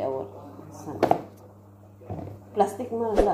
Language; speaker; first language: Arabic; non-native, learner; Filipino